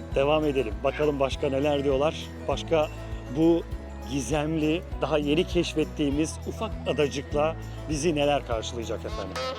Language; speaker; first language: Turkish; native; Turkish